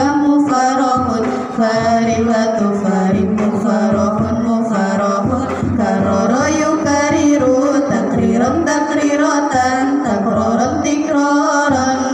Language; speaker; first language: Arabic; non-native, learner; Indonesian